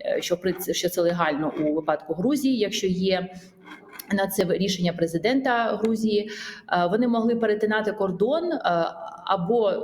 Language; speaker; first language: Ukrainian; non-native, fluent; Georgian